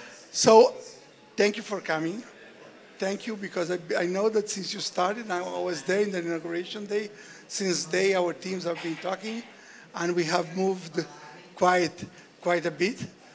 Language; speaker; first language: English; non-native, fluent; Portuguese